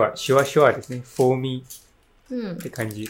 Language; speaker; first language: Japanese; non-native, learner; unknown